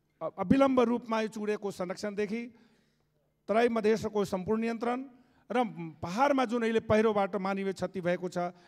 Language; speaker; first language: Nepali; non-native, local second language; Maithili